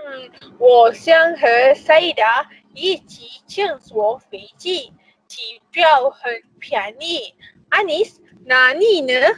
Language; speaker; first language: Chinese; non-native, learner; Malay